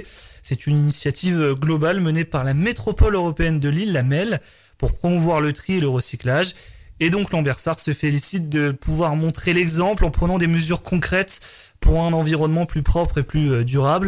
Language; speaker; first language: French; native; French